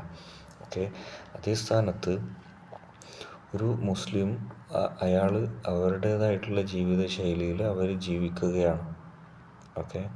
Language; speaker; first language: Malayalam; native; Malayalam